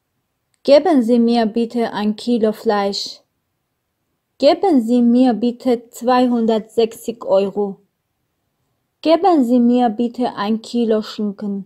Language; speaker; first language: German; non-native, fluent; Armenian